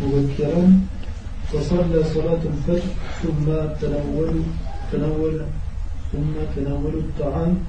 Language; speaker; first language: Arabic; non-native, learner; French